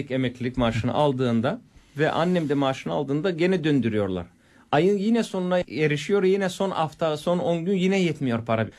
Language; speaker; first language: Turkish; non-native, fluent; Bulgarian